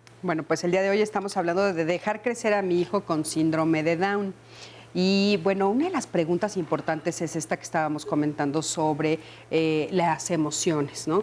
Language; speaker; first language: Spanish; native; Spanish